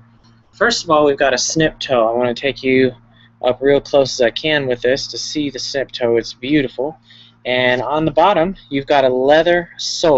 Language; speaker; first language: English; native; English